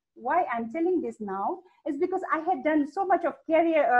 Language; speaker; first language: English; non-native, fluent; Hindi